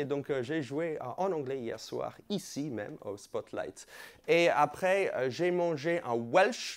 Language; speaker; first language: French; non-native, fluent; English